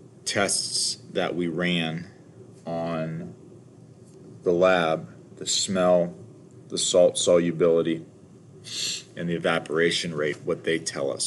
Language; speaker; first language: English; native; English